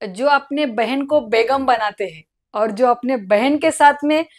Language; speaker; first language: Hindi; non-native, local second language; Marathi